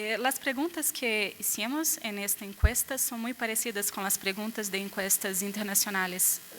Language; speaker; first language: Spanish; non-native, learner; Portuguese